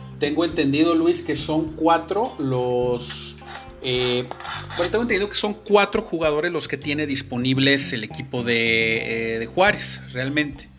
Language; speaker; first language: Spanish; native; Spanish